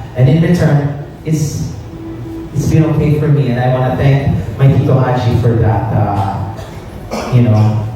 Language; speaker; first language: English; native; English